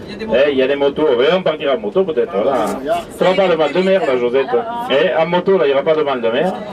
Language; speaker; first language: French; native; French